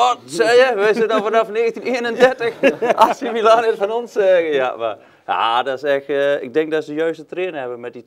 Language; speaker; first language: Dutch; native; Dutch